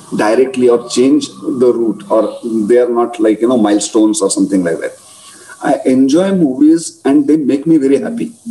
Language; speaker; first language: English; non-native, local second language; Marathi